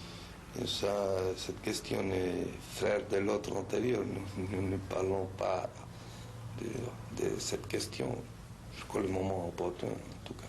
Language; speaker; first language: French; non-native, fluent; Spanish